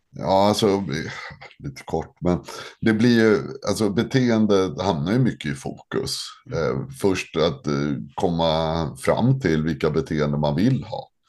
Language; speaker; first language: Swedish; native; Swedish